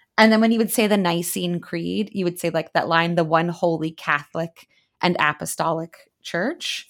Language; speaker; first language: English; native; English